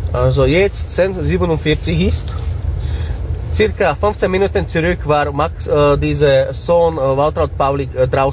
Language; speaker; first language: German; non-native, learner; Slovak